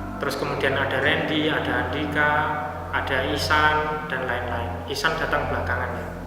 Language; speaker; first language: Indonesian; native; Indonesian